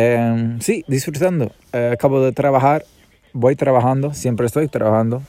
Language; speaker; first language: Spanish; non-native, fluent; English